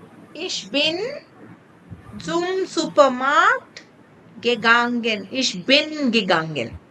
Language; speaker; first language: German; non-native, fluent; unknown